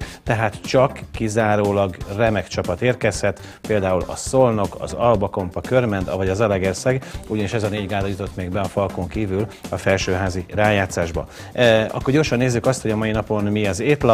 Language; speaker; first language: Hungarian; native; Hungarian